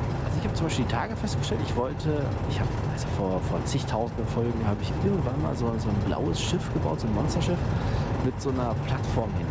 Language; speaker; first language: German; native; German